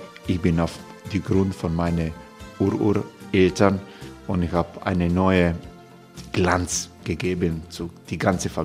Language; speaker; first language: German; non-native, learner; Croatian